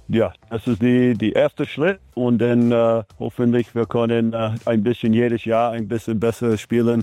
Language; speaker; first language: German; non-native, fluent; English